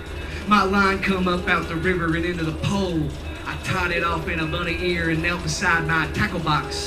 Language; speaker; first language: English; native; English